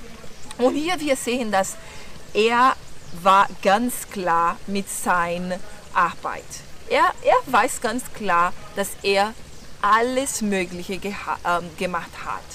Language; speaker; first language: German; non-native, learner; Portuguese